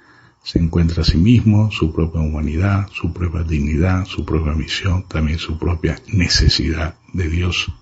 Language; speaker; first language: Spanish; native; Spanish